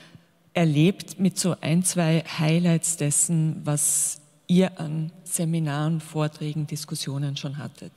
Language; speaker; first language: German; native; German